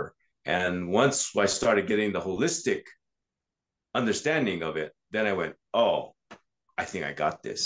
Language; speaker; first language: English; native; English